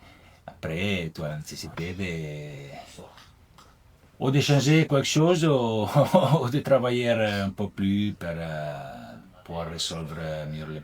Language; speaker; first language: French; non-native, learner; Italian